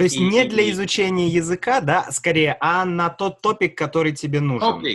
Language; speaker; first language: Russian; native; Russian